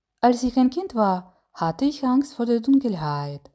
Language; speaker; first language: German; non-native, fluent; Ukrainian